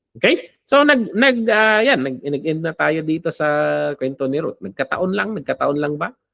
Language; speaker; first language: Filipino; non-native, local second language; Iloko